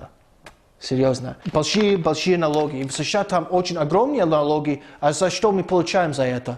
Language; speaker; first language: Russian; non-native, fluent; English